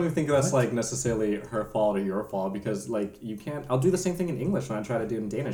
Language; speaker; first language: English; native; English